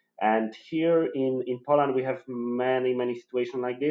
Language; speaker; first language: English; non-native, fluent; Polish